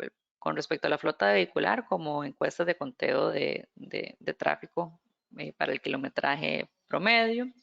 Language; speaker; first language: Spanish; native; Spanish